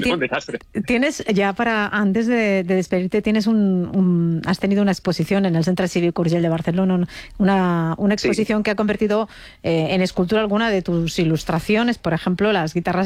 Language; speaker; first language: Spanish; native; Spanish